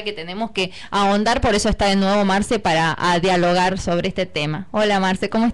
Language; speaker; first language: Spanish; native; Spanish